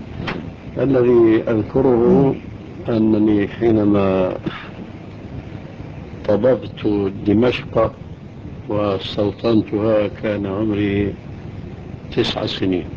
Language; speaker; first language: Arabic; early bilingual, other home language; Albanian